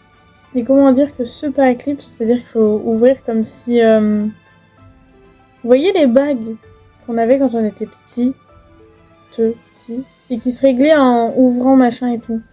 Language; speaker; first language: French; native; French